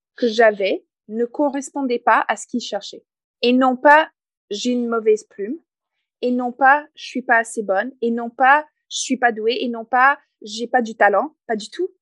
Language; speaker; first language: French; non-native, fluent; English